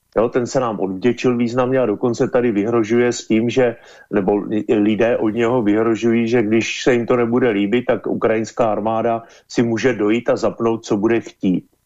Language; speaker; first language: Czech; native; Czech